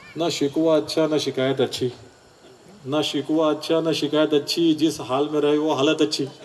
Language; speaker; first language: Hindi; non-native, local second language; Marathi